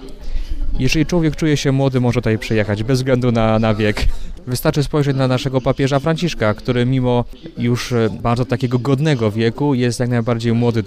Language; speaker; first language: Polish; native; Polish